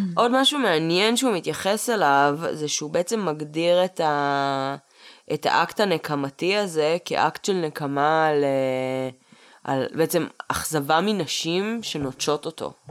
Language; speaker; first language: Hebrew; early bilingual, other home language; Russian